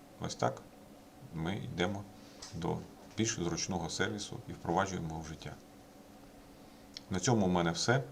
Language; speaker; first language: Ukrainian; native; Ukrainian